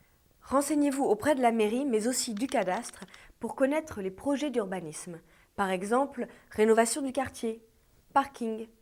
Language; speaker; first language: French; native; French